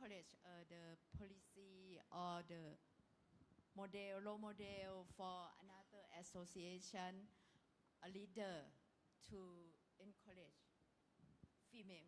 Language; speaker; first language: English; non-native, learner; Thai